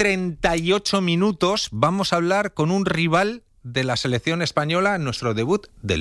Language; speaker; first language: Spanish; native; Spanish